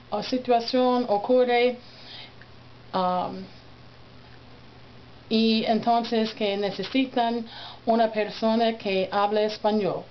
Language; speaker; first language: Spanish; non-native, learner; English